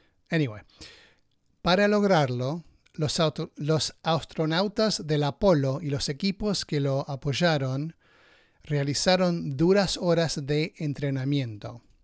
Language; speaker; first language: Spanish; native; Spanish